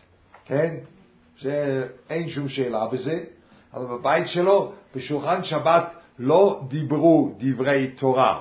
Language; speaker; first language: Hebrew; non-native, fluent; English